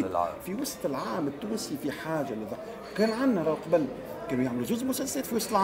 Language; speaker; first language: Arabic; native; Arabic